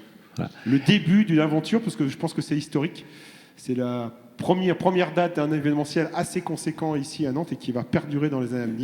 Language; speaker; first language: French; native; French